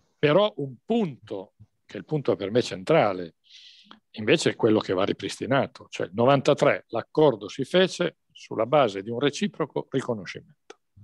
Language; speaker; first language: Italian; native; Italian